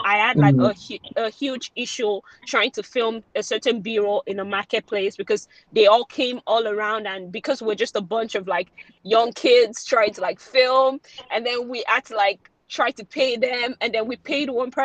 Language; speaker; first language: English; non-native, local second language; Yoruba